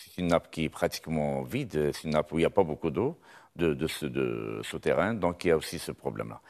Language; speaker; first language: French; non-native, local second language; Arabic